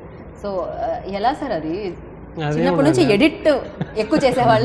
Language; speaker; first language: Telugu; native; Telugu